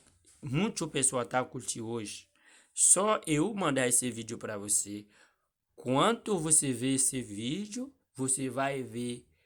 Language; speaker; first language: Portuguese; non-native, learner; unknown